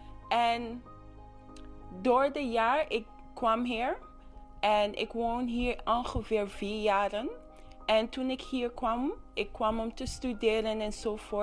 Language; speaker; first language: Dutch; non-native, local second language; English